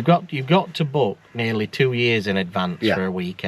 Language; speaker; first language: English; native; English